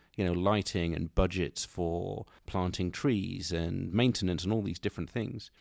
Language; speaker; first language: English; native; English